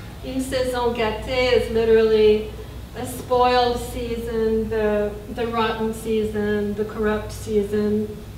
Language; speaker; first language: English; native; English